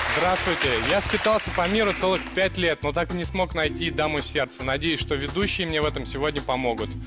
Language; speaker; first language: Russian; native; Russian